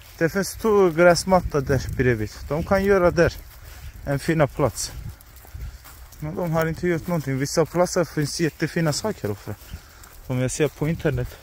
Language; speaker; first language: Swedish; non-native, learner; Turkish